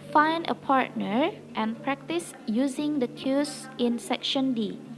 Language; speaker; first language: English; non-native, fluent; Indonesian